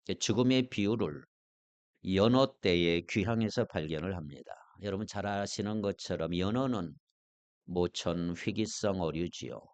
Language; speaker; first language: Korean; native; Korean